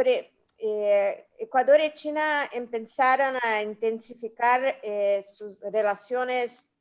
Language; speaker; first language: Spanish; non-native, fluent; Portuguese